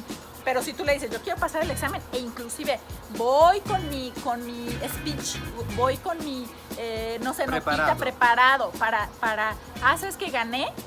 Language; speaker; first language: Spanish; native; Spanish